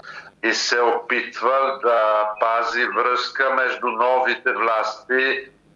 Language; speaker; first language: Bulgarian; non-native, fluent; Italian